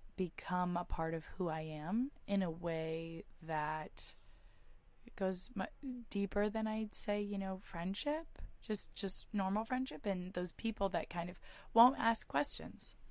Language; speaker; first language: English; native; English